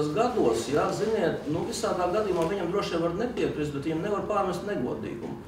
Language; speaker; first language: Latvian; non-native, local second language; Russian